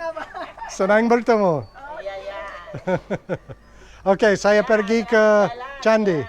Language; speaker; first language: Indonesian; non-native, learner; English